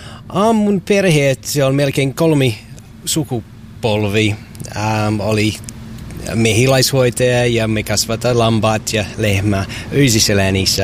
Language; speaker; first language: Finnish; non-native, learner; English